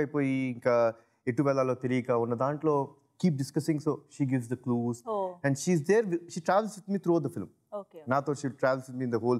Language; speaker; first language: Telugu; native; Telugu